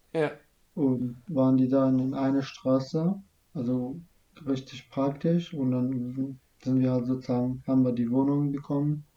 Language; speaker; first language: German; non-native, fluent; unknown